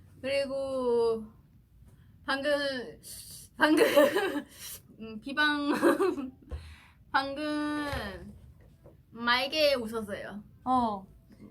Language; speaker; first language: Korean; non-native, learner; Chinese